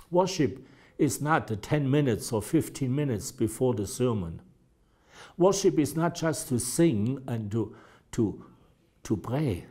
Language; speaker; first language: English; non-native, fluent; German